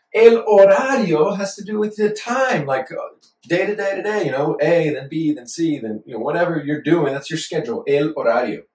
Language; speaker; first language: English; native; English